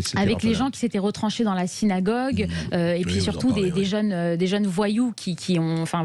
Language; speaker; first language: French; native; French